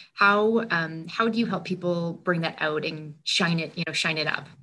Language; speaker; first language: English; native; English